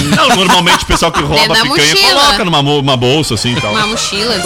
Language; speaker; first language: Portuguese; native; Portuguese